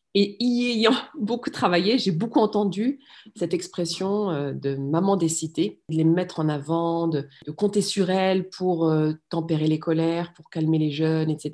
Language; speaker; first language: French; early bilingual, other home language; Riffian